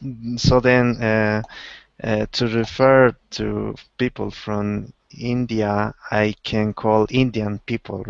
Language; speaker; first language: English; non-native, learner; Spanish